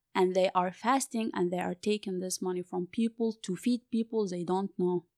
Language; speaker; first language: English; non-native, fluent; Arabic